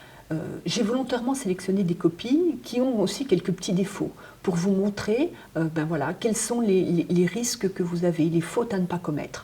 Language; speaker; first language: French; native; French